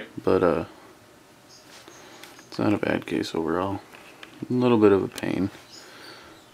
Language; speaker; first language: English; native; English